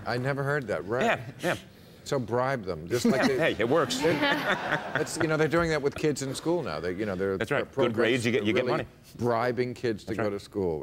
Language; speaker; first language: English; native; English